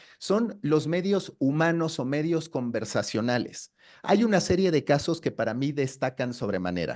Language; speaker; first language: Spanish; native; Spanish